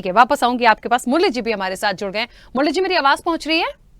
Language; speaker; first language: Hindi; native; Hindi